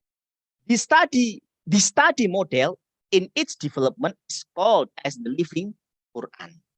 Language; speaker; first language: English; non-native, learner; Indonesian